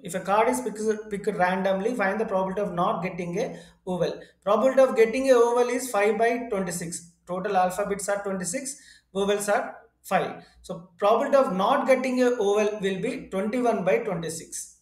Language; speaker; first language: English; non-native, local second language; Telugu